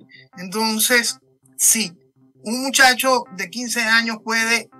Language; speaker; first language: Spanish; native; Spanish